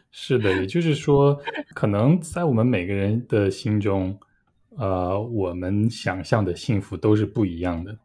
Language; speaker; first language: Chinese; native; Chinese